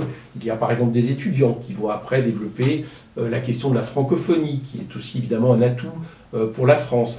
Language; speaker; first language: French; native; French